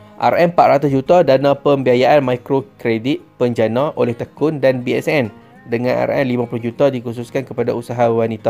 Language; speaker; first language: Malay; native; Malay